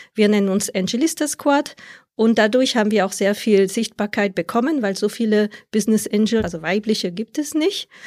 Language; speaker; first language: German; non-native, fluent; French